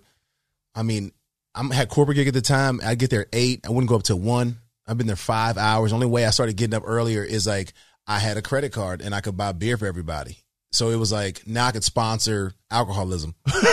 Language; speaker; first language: English; native; English